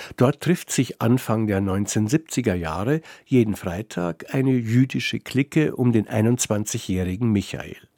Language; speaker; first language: German; native; German